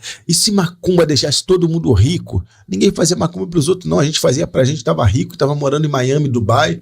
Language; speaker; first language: Portuguese; native; Portuguese